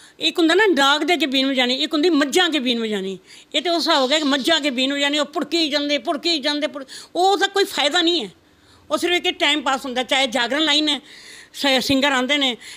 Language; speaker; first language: Punjabi; non-native, local second language; Rajasthani